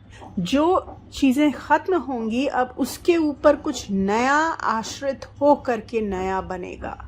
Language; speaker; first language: Hindi; native; Hindi